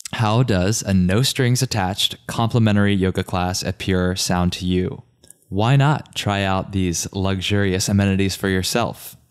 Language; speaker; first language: English; native; English